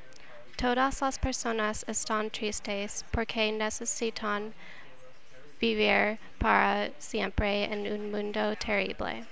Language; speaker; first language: Spanish; non-native, learner; English